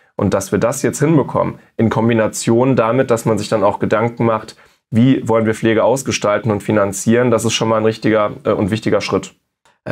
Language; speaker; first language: German; native; German